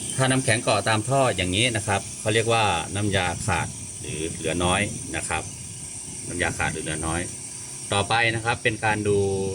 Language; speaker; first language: Thai; native; Thai